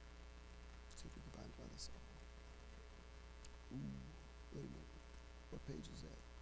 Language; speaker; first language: English; native; English